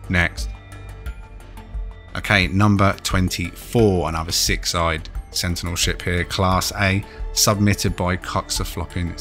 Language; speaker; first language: English; native; English